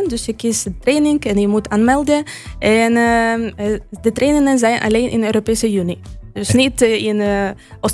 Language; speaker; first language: Dutch; non-native, fluent; Ukrainian